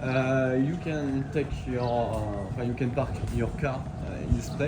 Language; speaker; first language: English; non-native, learner; French